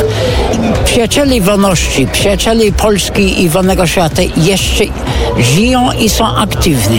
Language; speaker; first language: Polish; non-native, fluent; English